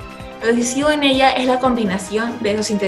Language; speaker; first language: Spanish; native; Spanish